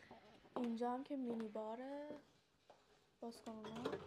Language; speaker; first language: Persian; native; Persian